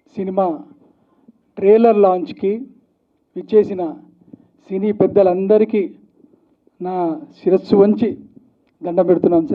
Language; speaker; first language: Telugu; native; Telugu